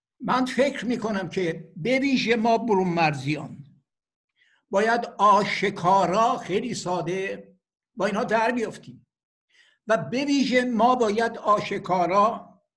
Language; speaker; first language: Persian; native; Persian